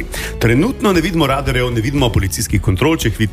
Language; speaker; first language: Slovenian; native; Slovenian